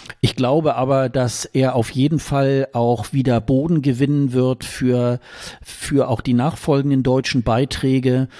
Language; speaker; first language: German; native; German